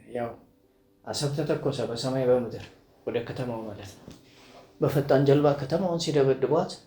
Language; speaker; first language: Amharic; native; Amharic